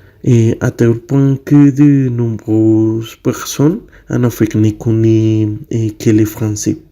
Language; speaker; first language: French; non-native, learner; Spanish